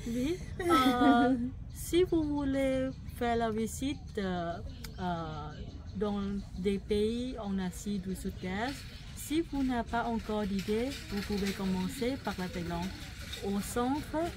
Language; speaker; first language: French; non-native, fluent; Thai